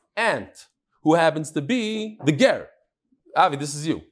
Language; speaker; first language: English; native; English